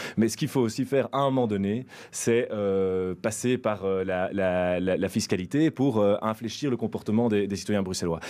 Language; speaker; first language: French; native; French